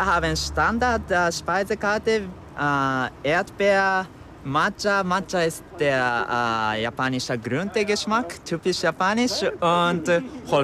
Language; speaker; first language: German; non-native, fluent; Japanese